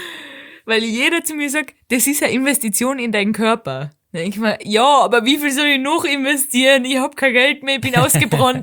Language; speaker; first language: German; native; German